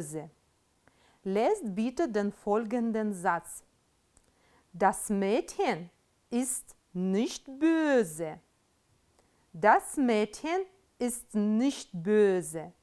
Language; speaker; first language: German; non-native, fluent; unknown